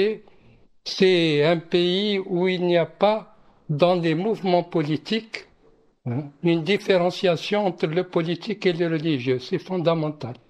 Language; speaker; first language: French; non-native, local second language; Arabic